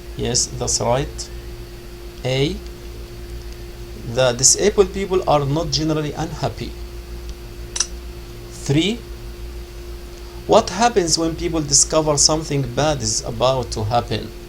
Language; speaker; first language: English; non-native, fluent; Arabic